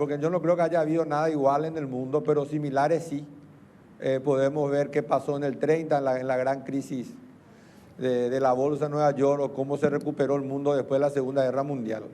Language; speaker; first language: Spanish; native; Spanish